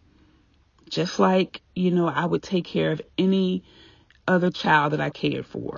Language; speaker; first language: English; native; English